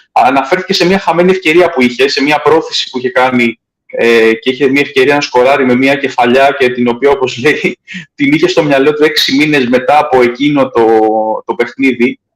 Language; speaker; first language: Greek; native; Greek